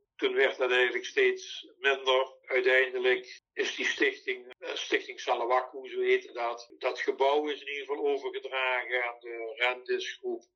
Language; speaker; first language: Dutch; native; Dutch